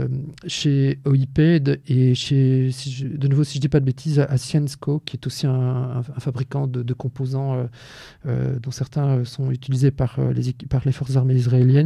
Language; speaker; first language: French; native; French